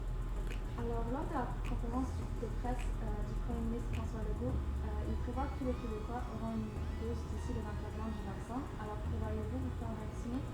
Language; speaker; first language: French; native; French